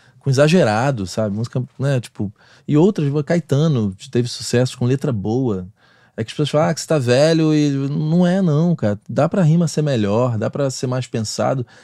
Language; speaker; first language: Portuguese; native; Portuguese